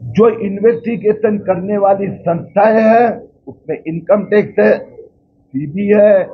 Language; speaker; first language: Hindi; non-native, local second language; Marathi